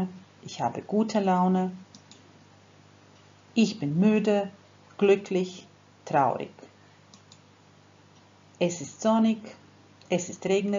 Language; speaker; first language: German; non-native, fluent; Croatian